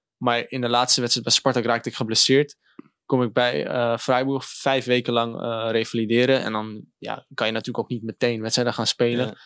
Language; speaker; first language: Dutch; native; Dutch